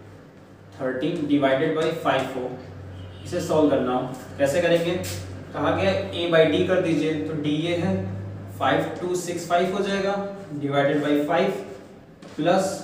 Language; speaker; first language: Hindi; native; Hindi